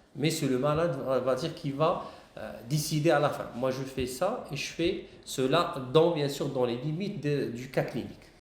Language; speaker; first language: French; non-native, local second language; Arabic